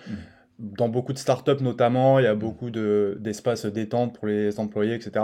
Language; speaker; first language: French; native; French